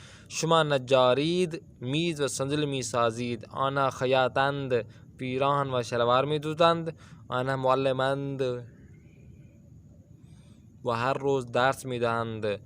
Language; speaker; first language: Persian; non-native, fluent; Urdu